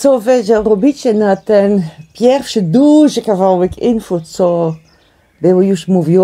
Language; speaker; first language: Polish; non-native, learner; Dutch